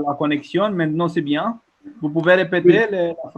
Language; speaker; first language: French; non-native, fluent; Romanian